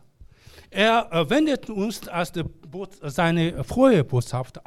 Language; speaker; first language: German; non-native, learner; Korean